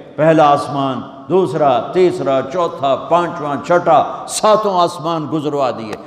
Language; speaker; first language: Urdu; non-native, local second language; Punjabi